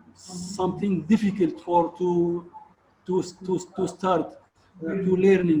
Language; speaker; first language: English; non-native, learner; Arabic